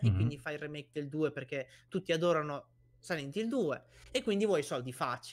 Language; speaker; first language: Italian; native; Italian